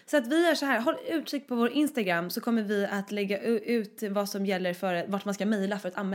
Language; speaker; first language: Swedish; native; Swedish